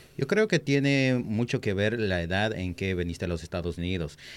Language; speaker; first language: Spanish; early bilingual, other home language; English